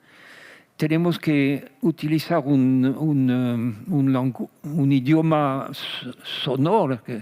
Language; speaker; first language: Spanish; non-native, fluent; French